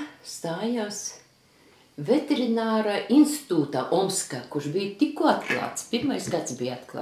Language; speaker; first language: Latvian; early bilingual, heritage; Latvian